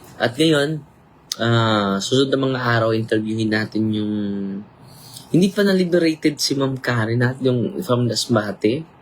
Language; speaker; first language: Filipino; non-native, local second language; Cebuano